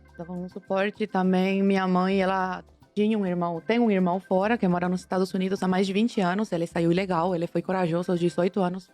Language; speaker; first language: Portuguese; non-native, fluent; Spanish